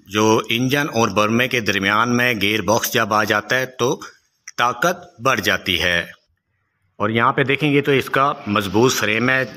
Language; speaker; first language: Urdu; non-native, local second language; Saraiki